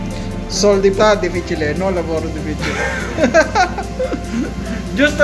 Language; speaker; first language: Italian; non-native, learner; Filipino